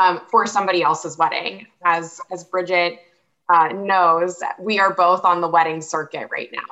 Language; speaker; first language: English; native; English